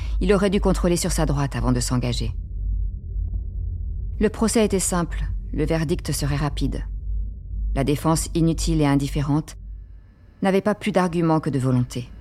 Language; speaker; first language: French; native; French